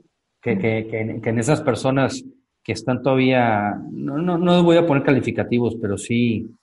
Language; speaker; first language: Spanish; native; Spanish